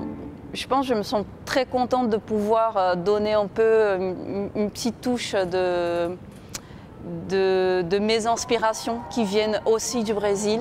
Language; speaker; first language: French; non-native, fluent; Portuguese